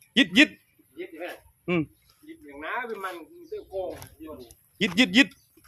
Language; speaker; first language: Thai; non-native, local second language; Northeastern Thai